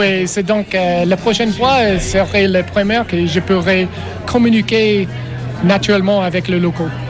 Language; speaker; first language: French; non-native, learner; English